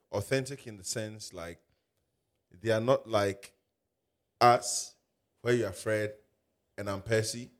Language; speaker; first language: English; non-native, local second language; Akan